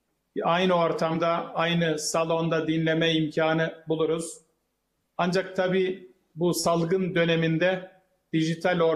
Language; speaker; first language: Turkish; native; Turkish